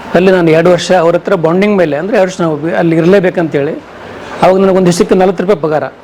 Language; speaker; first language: Kannada; native; Kannada